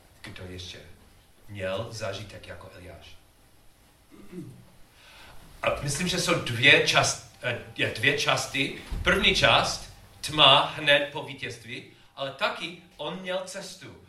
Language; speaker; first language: Czech; non-native, learner; English